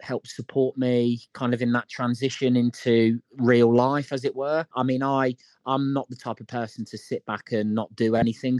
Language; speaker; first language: English; native; English